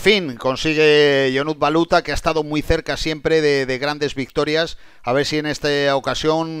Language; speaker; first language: Spanish; native; Spanish